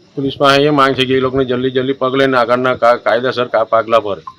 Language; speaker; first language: Gujarati; native; Gujarati